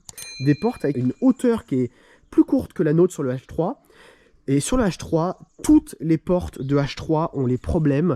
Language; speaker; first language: French; native; French